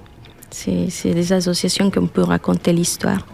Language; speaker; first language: French; non-native, learner; Spanish